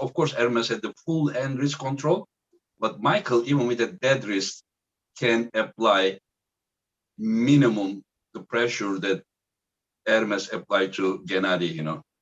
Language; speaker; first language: English; non-native, fluent; Turkish